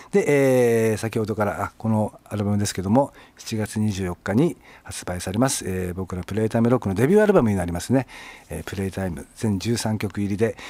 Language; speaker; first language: Japanese; native; Japanese